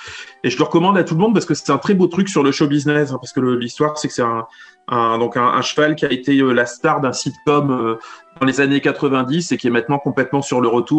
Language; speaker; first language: French; native; French